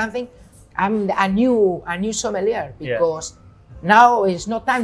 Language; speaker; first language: English; non-native, fluent; Spanish